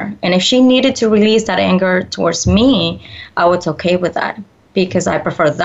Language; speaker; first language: English; early bilingual, other home language; Spanish